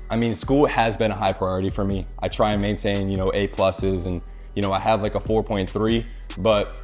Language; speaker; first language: English; native; English